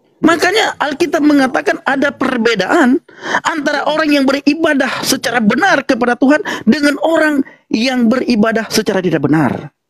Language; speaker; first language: Indonesian; non-native, local second language; Achinese